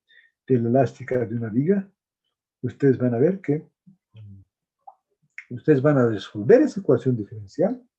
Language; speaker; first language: Spanish; native; Spanish